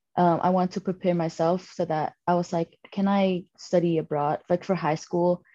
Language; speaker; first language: English; non-native, fluent; Vietnamese